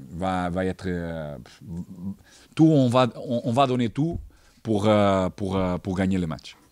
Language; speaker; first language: French; non-native, fluent; Portuguese